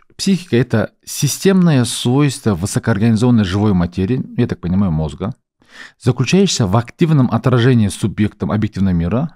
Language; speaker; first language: Russian; non-native, local second language; Kazakh